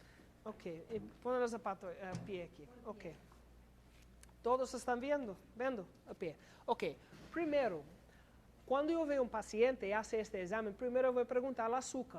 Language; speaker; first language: Spanish; non-native, learner; English